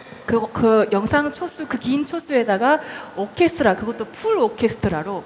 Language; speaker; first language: Korean; native; Korean